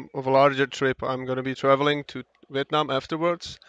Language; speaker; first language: English; non-native, fluent; Czech